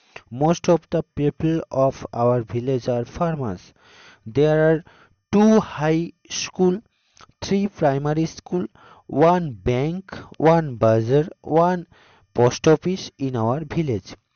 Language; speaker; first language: English; non-native, local second language; Bangla